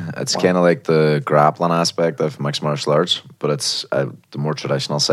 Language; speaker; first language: English; native; English